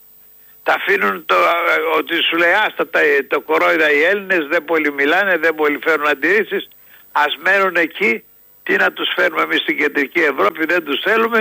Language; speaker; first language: Greek; native; Greek